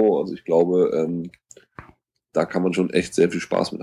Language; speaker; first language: German; native; German